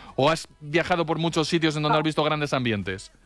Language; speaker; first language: Spanish; native; Spanish